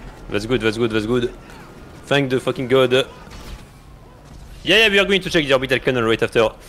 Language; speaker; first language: English; non-native, fluent; French